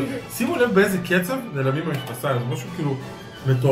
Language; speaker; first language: Hebrew; native; Hebrew